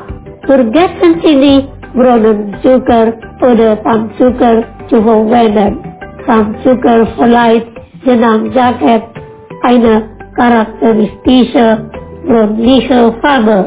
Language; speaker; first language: German; non-native, fluent; Indonesian